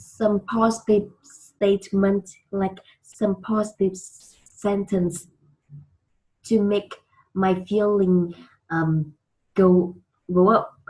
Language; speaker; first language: English; non-native, learner; Vietnamese